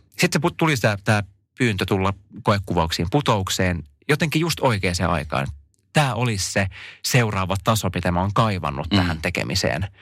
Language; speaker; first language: Finnish; non-native, local second language; Swedish